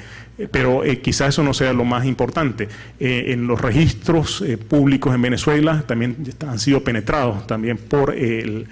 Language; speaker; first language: Spanish; native; Spanish